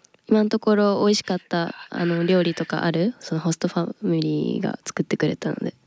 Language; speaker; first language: Japanese; native; Japanese